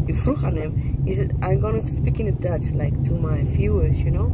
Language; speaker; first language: English; non-native, fluent; Dutch